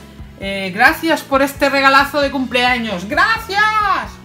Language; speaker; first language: Spanish; native; Spanish